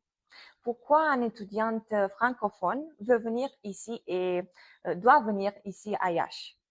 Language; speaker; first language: French; non-native, fluent; Romanian